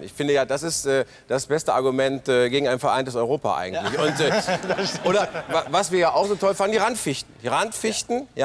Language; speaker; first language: German; native; German